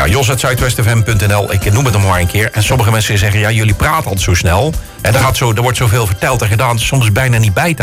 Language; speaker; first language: Dutch; native; Dutch